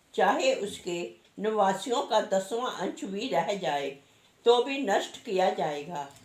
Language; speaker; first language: Hindi; non-native, local second language; Punjabi